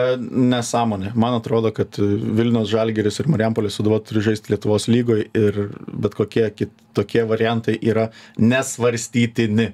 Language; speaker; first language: Lithuanian; native; Lithuanian